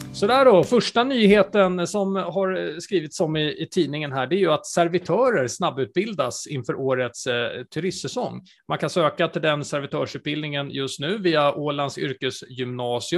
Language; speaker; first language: Swedish; native; Swedish